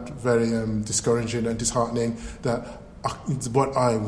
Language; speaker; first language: English; native; English